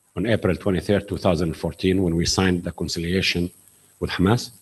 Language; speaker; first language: English; non-native, fluent; Arabic